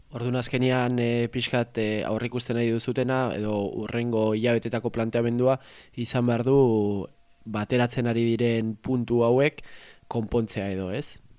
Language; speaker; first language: Basque; native; Basque